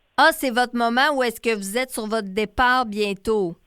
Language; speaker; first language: French; native; French